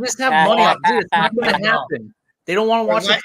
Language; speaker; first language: English; native; English